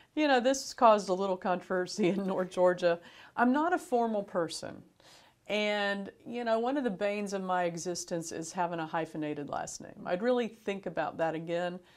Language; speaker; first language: English; native; English